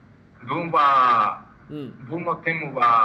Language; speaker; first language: Japanese; non-native, learner; Spanish